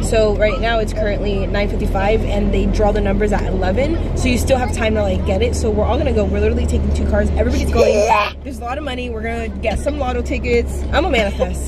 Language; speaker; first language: English; early bilingual, other home language; Spanish